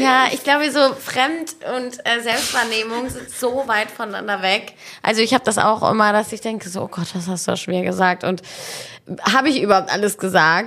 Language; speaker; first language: German; native; German